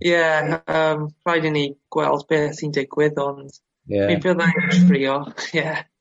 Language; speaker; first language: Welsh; non-native, local second language; English